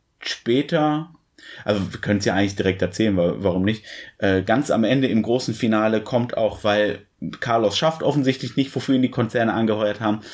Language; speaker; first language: German; native; German